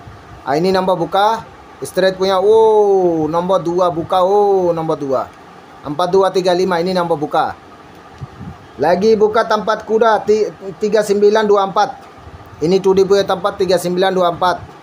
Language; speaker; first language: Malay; non-native, learner; Bangla